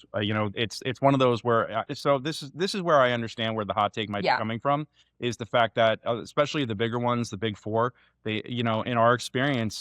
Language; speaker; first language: English; native; English